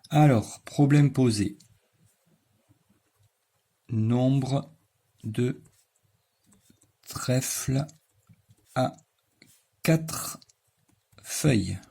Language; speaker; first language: French; native; French